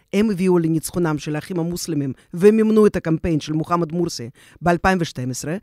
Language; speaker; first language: Hebrew; non-native, fluent; Russian